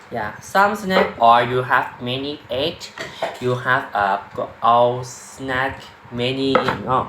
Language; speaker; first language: English; non-native, learner; Thai